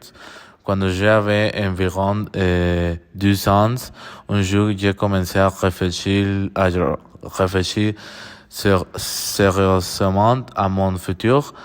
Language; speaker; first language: French; non-native, learner; Spanish